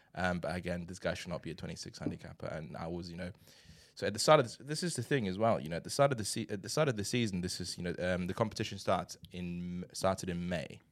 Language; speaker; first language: English; non-native, fluent; Chinese